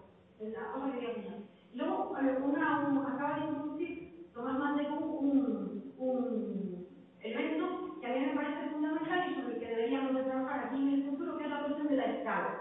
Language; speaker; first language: Spanish; native; Spanish